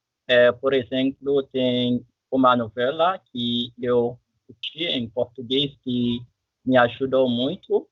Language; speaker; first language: Portuguese; non-native, fluent; French